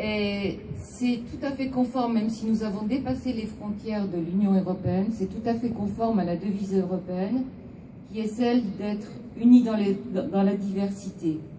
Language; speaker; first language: French; native; French